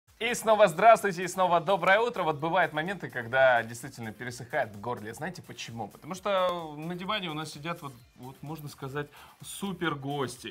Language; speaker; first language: Russian; native; Russian